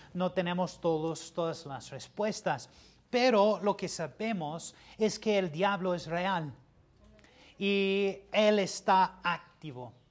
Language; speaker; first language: Spanish; non-native, fluent; English